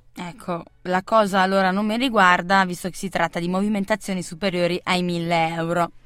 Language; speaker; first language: Italian; native; Italian